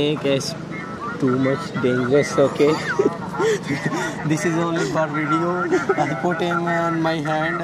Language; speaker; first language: English; non-native, learner; Urdu